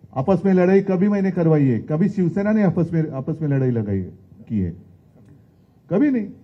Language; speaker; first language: Hindi; non-native, local second language; Marathi